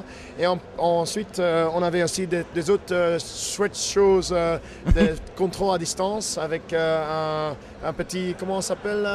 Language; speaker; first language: French; non-native, fluent; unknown